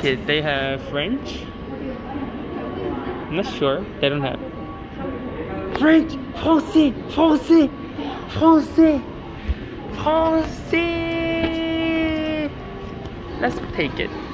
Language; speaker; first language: English; non-native, learner; Korean